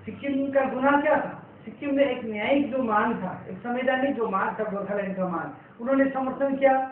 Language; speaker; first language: Hindi; non-native, local second language; Nepali